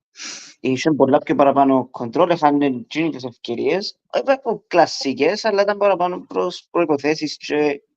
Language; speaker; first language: Greek; early bilingual, heritage; Greek